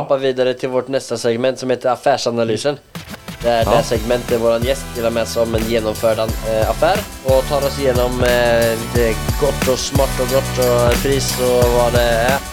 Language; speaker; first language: Swedish; native; Swedish